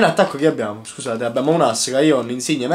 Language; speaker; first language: Italian; native; Italian